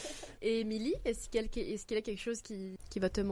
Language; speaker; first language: French; native; French